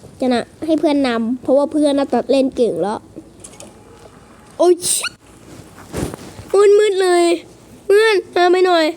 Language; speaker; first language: Thai; native; Thai